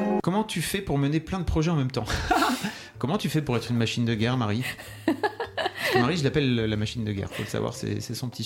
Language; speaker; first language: French; native; French